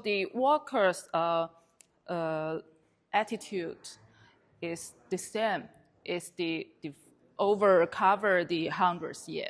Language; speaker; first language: English; non-native, learner; Chinese